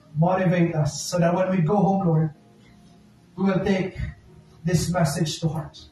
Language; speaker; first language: English; non-native, local second language; Filipino